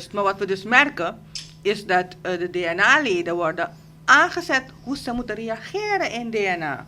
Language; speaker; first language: Dutch; native; Dutch